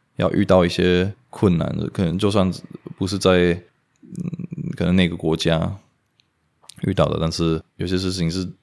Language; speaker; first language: Chinese; non-native, fluent; Romanian